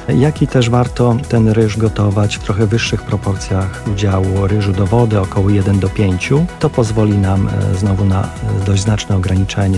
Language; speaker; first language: Polish; native; Polish